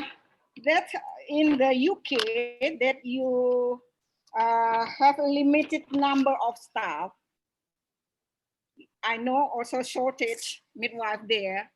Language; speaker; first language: English; non-native, local second language; Indonesian